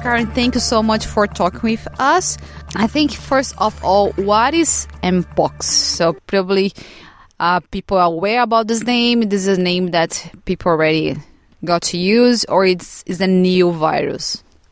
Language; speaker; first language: English; non-native, fluent; Portuguese